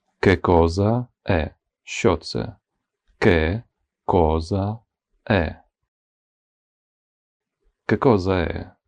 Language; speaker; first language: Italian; non-native, fluent; Ukrainian